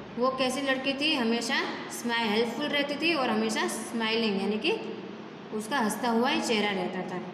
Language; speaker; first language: Hindi; non-native, local second language; Gujarati